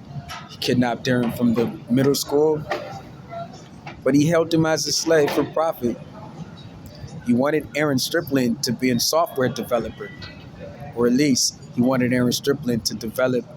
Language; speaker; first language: English; native; English